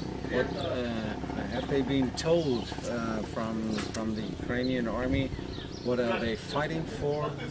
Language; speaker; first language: English; non-native, fluent; German